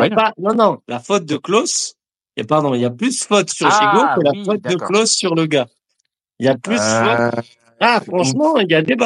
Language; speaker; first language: French; native; French